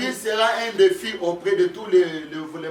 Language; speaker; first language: French; non-native, local second language; Lingala